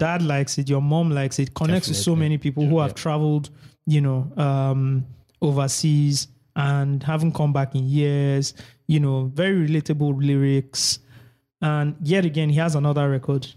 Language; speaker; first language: English; non-native, local second language; Yoruba